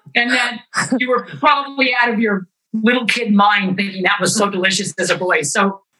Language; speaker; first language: English; native; English